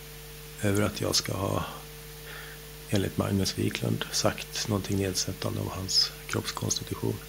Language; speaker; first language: Swedish; native; Swedish